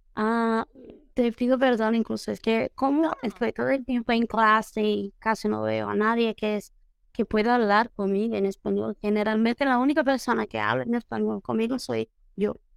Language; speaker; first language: Spanish; non-native, fluent; Portuguese